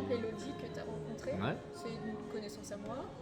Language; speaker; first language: French; native; French